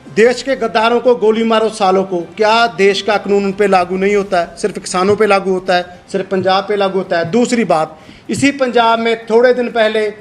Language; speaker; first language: Hindi; non-native, local second language; Punjabi